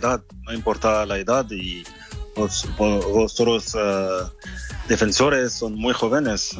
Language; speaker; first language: Spanish; non-native, learner; French